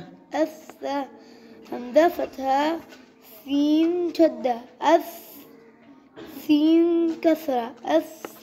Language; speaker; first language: Arabic; non-native, learner; Urdu